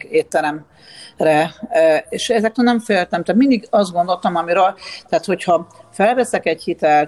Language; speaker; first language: Hungarian; native; Hungarian